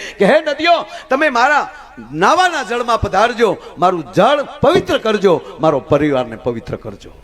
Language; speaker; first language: Gujarati; native; Gujarati